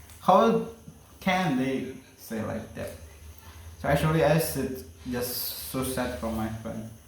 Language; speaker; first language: English; non-native, learner; Indonesian